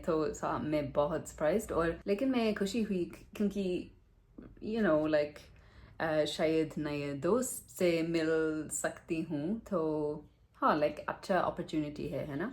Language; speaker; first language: Hindi; non-native, learner; English